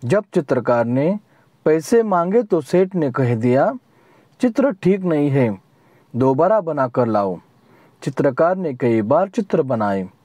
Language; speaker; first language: Hindi; non-native, local second language; Marathi